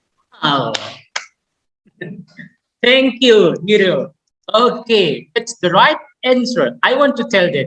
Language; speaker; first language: English; non-native, learner; Indonesian